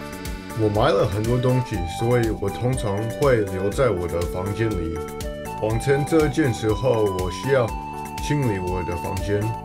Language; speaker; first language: Chinese; non-native, learner; English